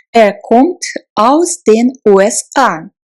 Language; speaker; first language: German; non-native, fluent; Russian